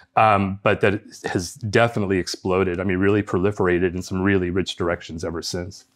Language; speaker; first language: English; early bilingual, other home language; Spanish